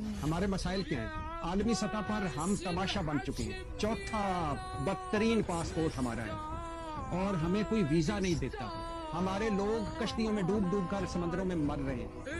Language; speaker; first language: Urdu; non-native, local second language; Punjabi